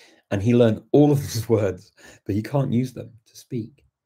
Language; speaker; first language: English; native; English